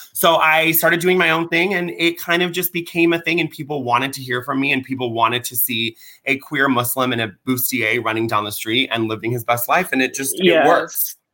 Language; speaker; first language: English; early bilingual, other home language; Persian